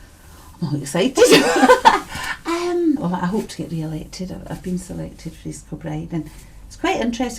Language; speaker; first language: English; native; English